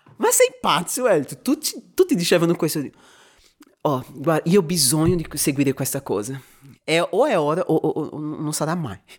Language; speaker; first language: Italian; non-native, fluent; Portuguese